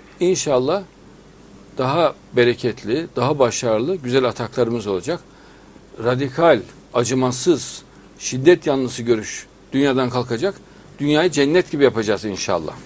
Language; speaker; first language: Turkish; native; Turkish